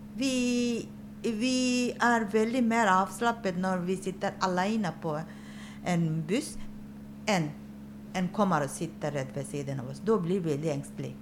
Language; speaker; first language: Norwegian; non-native, fluent; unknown